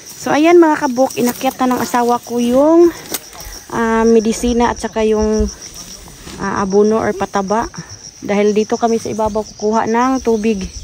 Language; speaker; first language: Filipino; non-native, local second language; Cebuano